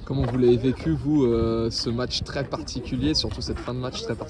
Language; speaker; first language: French; native; French